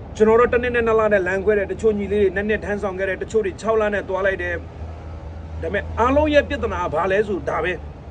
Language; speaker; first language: Burmese; non-native, local second language; Nepali